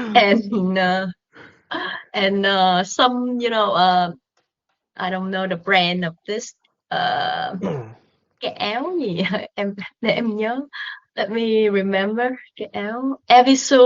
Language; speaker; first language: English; non-native, learner; Vietnamese